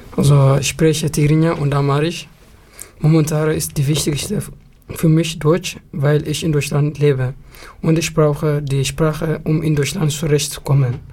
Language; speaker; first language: German; non-native, learner; Tigrinya